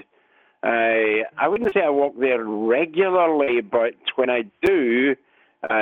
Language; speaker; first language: English; native; English